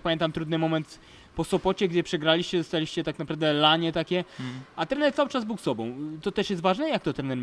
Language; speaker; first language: Polish; native; Polish